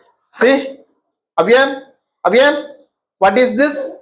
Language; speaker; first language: English; non-native, local second language; Malayalam